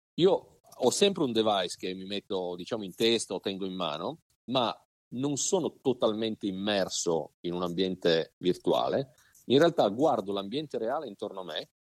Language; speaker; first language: Italian; native; Italian